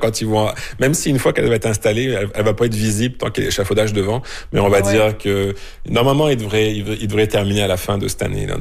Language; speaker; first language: French; native; French